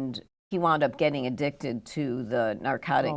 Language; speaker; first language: English; native; English